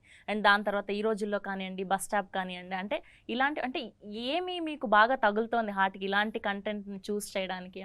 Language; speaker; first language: Telugu; native; Telugu